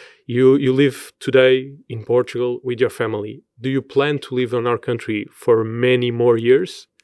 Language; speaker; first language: English; non-native, fluent; Portuguese